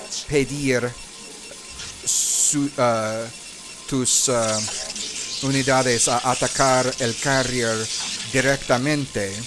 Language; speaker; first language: Spanish; non-native, learner; English